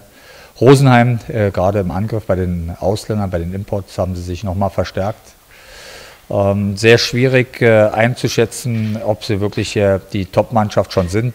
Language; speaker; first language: German; native; German